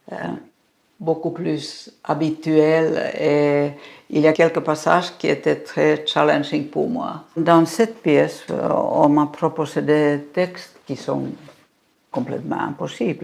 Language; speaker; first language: French; non-native, fluent; Finnish